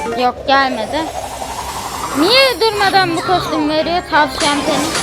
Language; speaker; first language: Turkish; native; Turkish